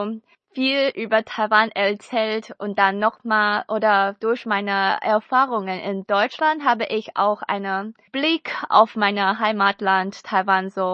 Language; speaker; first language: German; non-native, fluent; Chinese